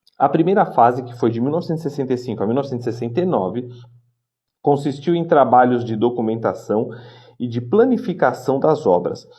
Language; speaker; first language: Portuguese; native; Portuguese